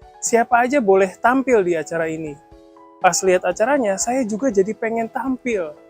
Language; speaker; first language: Indonesian; native; Indonesian